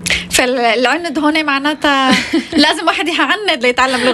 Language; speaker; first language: Arabic; native; Arabic